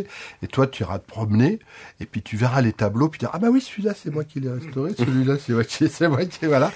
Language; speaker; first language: French; native; French